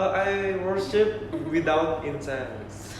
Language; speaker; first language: English; non-native, learner; Indonesian